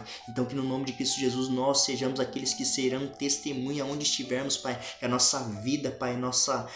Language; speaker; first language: Portuguese; native; Portuguese